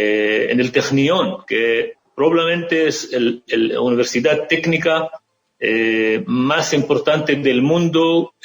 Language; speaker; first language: Spanish; non-native, fluent; Arabic